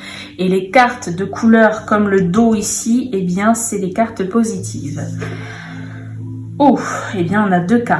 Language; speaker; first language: French; native; French